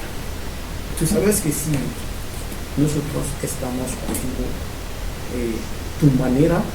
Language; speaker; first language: Spanish; non-native, learner; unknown